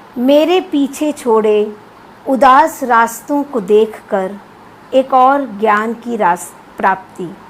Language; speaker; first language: Hindi; non-native, local second language; Punjabi